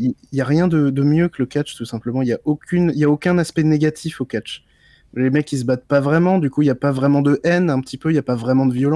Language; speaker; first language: French; native; French